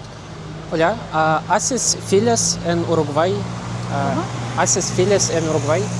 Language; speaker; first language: Spanish; non-native, learner; Russian